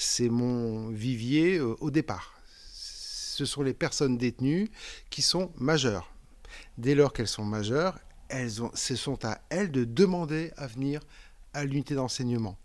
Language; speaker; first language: French; native; French